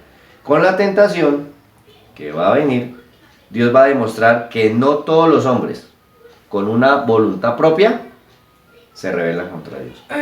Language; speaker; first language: Spanish; native; Spanish